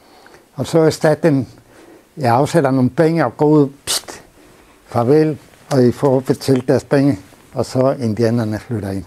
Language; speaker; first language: Danish; non-native, fluent; Spanish